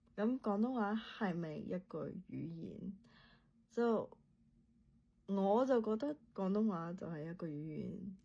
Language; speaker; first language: Cantonese; early bilingual, heritage; Cantonese